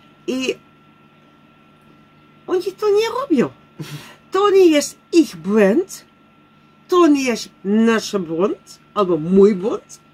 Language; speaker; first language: Polish; non-native, learner; Dutch